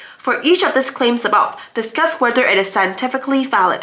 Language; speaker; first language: English; non-native, local second language; Cantonese